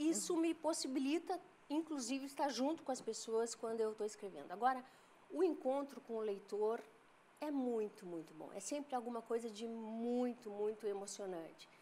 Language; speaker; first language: Portuguese; native; Portuguese